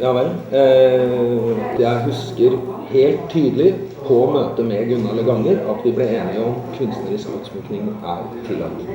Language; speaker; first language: Norwegian; native; Norwegian